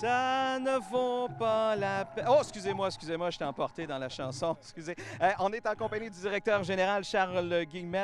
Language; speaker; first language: French; native; French